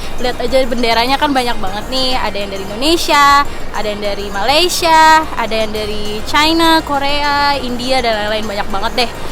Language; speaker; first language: Indonesian; native; Indonesian